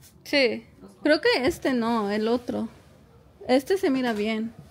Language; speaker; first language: Spanish; early bilingual, heritage; Spanish